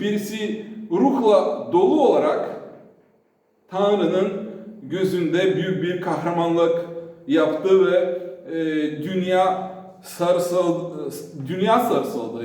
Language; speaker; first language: Turkish; non-native, fluent; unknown